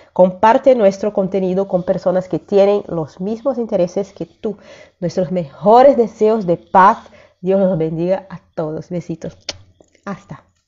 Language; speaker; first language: Spanish; non-native, fluent; Portuguese